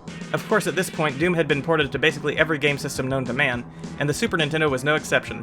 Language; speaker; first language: English; native; English